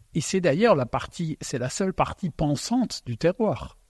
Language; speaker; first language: French; non-native, local second language; Swiss German